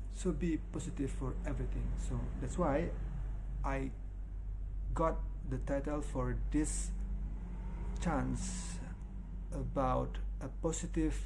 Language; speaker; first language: English; non-native, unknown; Indonesian